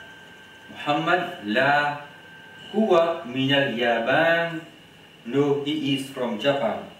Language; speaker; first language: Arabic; non-native, fluent; Morisyen